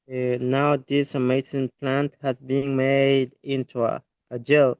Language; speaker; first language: English; non-native, learner; Spanish